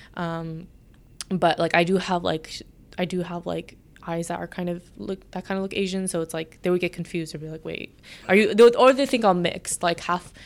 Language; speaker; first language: English; early bilingual, other home language; Chinese